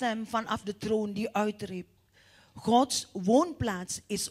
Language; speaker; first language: Dutch; non-native, fluent; Indonesian